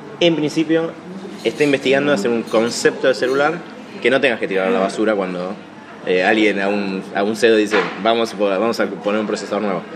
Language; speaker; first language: Spanish; native; Spanish